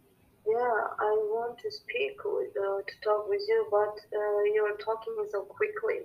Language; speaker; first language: English; non-native, learner; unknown